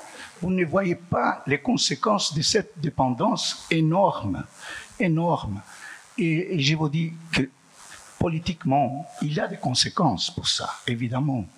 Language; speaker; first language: French; non-native, fluent; Portuguese